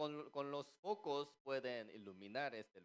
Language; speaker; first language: Spanish; non-native, fluent; Korean